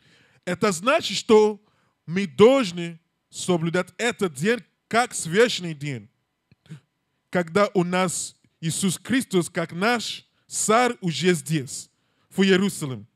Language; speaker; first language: Russian; non-native, learner; English